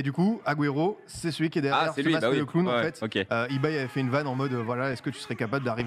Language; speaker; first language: French; native; French